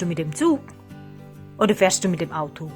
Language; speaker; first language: German; non-native, fluent; Indonesian